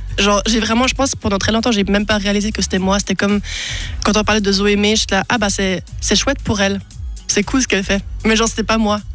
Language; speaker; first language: French; non-native, local second language; German